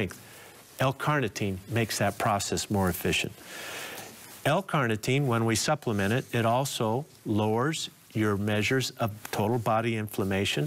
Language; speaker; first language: English; native; English